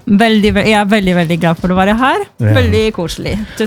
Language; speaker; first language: Norwegian; non-native, learner; Polish